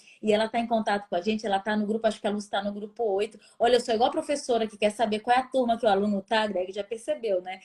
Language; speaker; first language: Portuguese; native; Portuguese